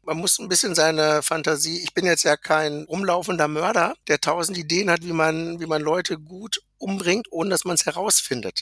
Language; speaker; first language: German; native; German